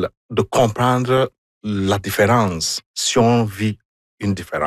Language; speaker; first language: French; non-native, fluent; Igbo